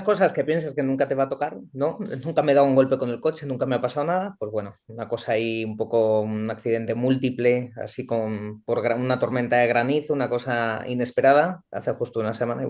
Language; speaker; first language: Spanish; native; Spanish